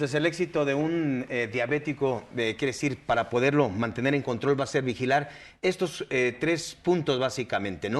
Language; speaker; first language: Spanish; native; Spanish